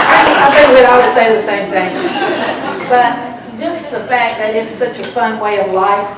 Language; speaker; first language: English; native; English